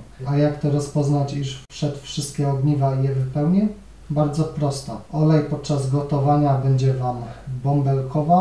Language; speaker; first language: Polish; native; Polish